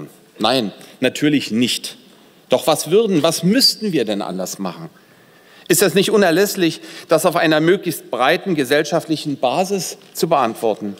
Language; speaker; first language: German; native; German